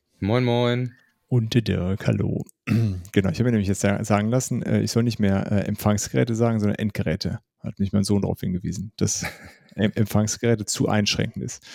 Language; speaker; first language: German; native; German